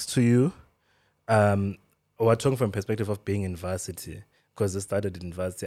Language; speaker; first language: English; non-native, local second language; Swati